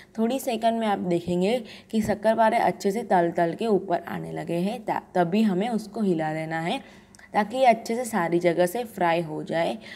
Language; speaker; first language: Hindi; non-native, local second language; Gujarati